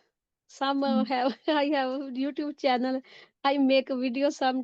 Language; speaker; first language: English; non-native, learner; Urdu